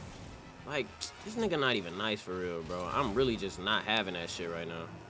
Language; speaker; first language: English; native; English